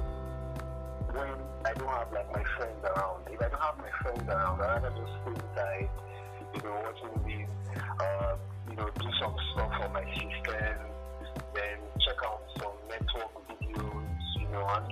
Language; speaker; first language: English; non-native, local second language; Yoruba